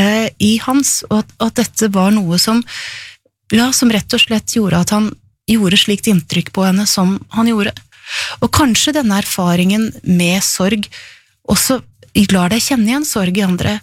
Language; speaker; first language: Norwegian; native; Norwegian